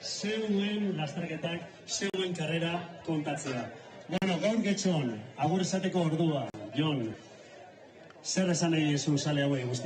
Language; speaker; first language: Basque; native; Basque